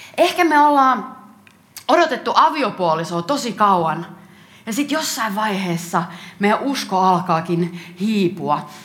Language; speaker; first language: Finnish; native; Finnish